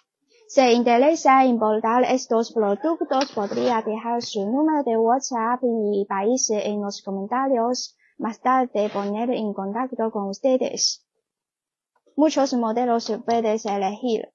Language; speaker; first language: Spanish; non-native, learner; Chinese